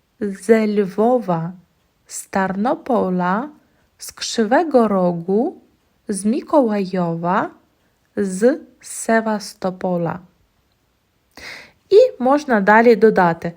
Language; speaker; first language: Polish; non-native, fluent; Ukrainian